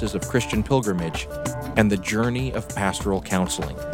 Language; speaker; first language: English; native; English